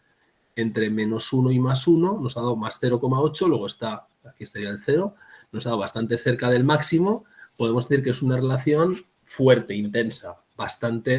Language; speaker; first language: Spanish; native; Spanish